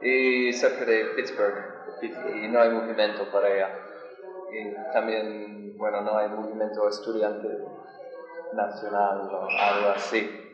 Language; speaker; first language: Spanish; non-native, learner; English